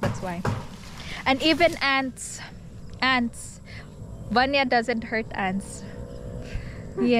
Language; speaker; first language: English; non-native, local second language; Cebuano